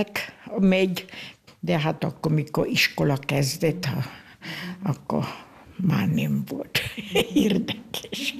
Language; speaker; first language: Hungarian; non-native, local second language; German